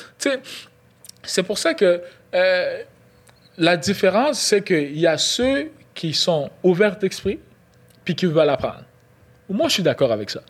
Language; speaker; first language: French; non-native, local second language; Lingala